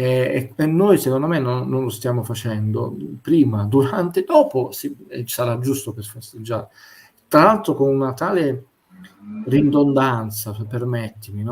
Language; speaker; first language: Italian; native; Italian